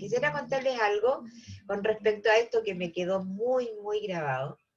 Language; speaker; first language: Spanish; native; Spanish